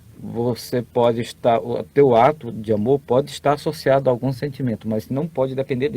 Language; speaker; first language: Portuguese; native; Portuguese